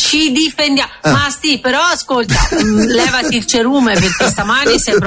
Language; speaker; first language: Italian; native; Italian